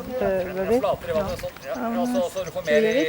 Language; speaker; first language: Norwegian; native; Norwegian